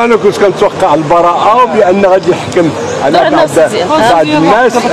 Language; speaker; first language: Arabic; native; Arabic